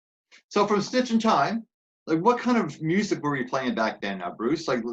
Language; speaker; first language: English; native; English